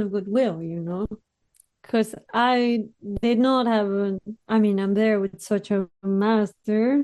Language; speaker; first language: English; non-native, fluent; Spanish